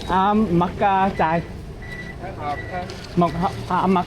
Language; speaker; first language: Vietnamese; non-native, learner; English